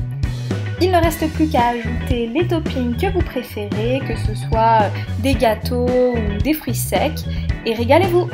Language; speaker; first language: French; native; French